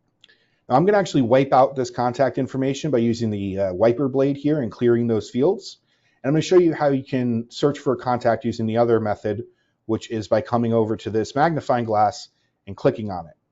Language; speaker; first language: English; native; English